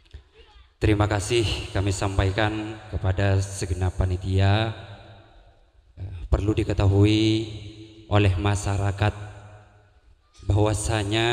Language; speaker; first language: Indonesian; non-native, local second language; Madurese